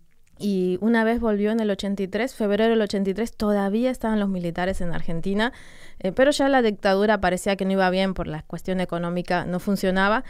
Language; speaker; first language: Spanish; native; Spanish